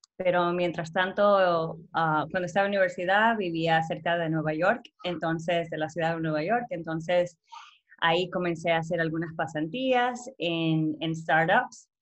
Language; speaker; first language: Spanish; early bilingual, heritage; Spanish